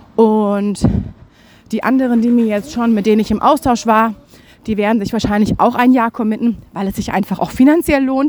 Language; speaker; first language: German; native; German